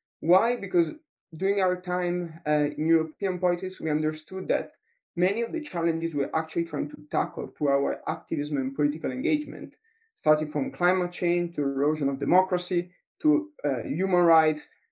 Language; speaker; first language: English; non-native, fluent; Italian